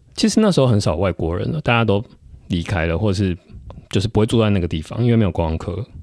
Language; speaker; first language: Chinese; non-native, local second language; Min Nan Chinese